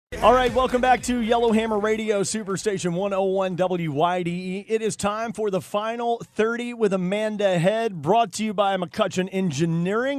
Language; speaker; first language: English; native; English